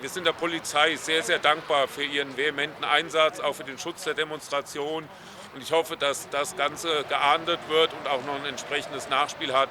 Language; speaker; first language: German; native; German